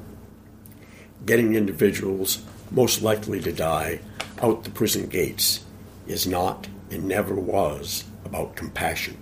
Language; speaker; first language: English; native; English